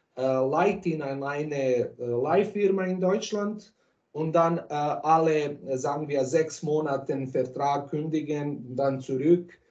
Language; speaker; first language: German; non-native, fluent; Croatian